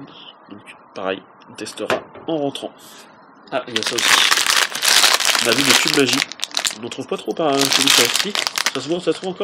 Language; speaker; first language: French; native; French